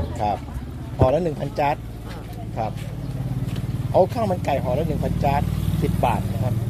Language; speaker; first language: Thai; native; Thai